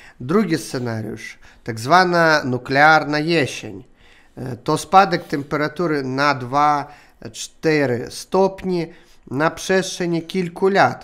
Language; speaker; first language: Polish; non-native, learner; Russian